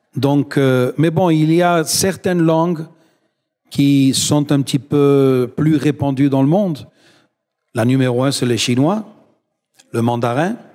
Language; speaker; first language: French; non-native, fluent; Spanish